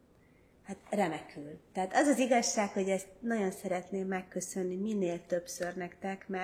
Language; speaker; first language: Hungarian; native; Hungarian